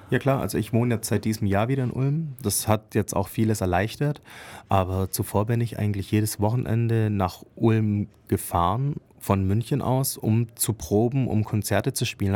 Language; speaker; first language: German; native; German